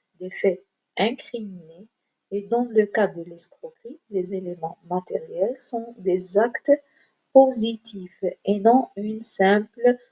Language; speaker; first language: French; non-native, local second language; Arabic